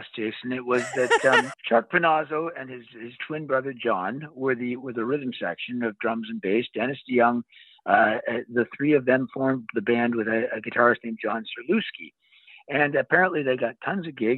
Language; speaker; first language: English; native; English